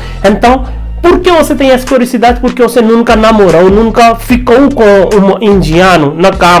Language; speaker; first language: Portuguese; non-native, learner; Hindi